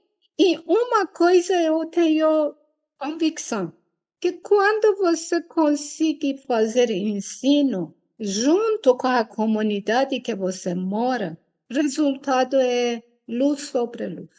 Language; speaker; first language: Portuguese; non-native, fluent; Persian